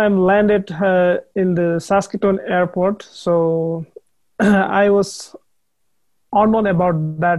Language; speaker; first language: English; non-native, learner; Nepali